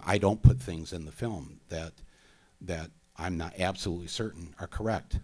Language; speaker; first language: English; native; English